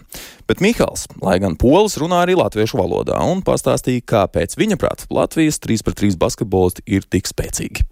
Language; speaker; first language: Latvian; native; Latvian